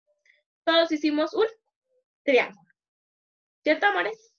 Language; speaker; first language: Spanish; native; Spanish